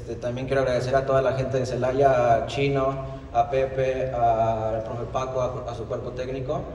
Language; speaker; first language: Spanish; native; Spanish